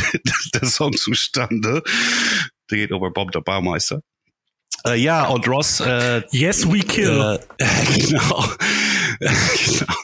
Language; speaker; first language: German; non-native, fluent; English